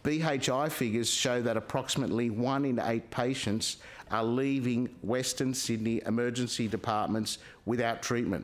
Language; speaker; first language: English; native; English